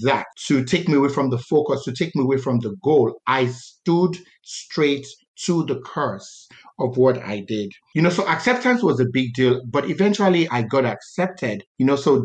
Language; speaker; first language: English; non-native, local second language; Yoruba